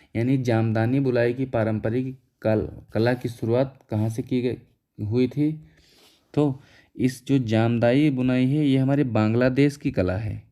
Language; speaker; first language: Hindi; native; Hindi